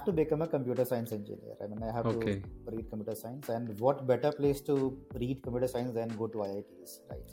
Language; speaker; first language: English; non-native, local second language; Hindi